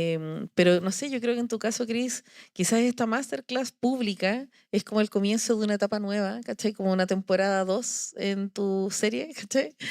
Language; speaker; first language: Spanish; native; Spanish